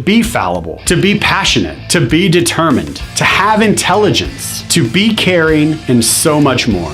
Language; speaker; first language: English; native; English